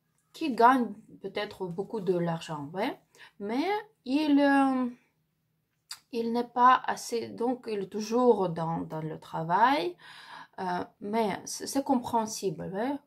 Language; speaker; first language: French; non-native, learner; Ukrainian